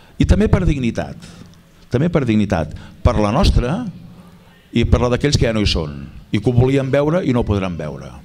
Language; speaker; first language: Catalan; native; Catalan